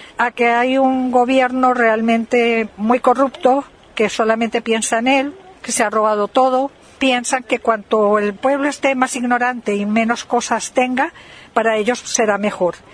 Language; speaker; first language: Spanish; native; Spanish